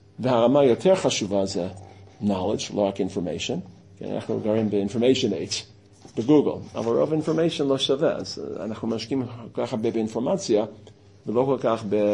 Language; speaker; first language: Hebrew; non-native, fluent; English